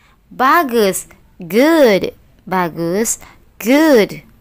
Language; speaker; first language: English; non-native, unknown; Indonesian